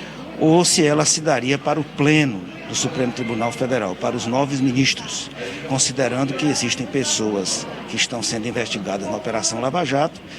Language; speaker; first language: Portuguese; native; Portuguese